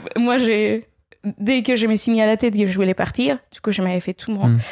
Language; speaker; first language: French; non-native, fluent; Spanish